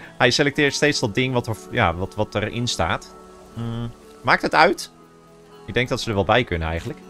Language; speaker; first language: Dutch; native; Dutch